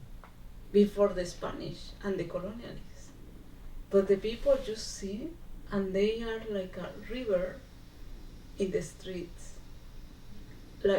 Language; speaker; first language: English; non-native, learner; Spanish